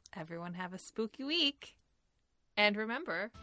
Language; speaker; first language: English; native; English